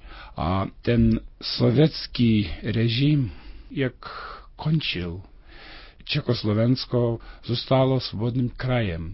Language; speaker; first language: Czech; non-native, fluent; Lithuanian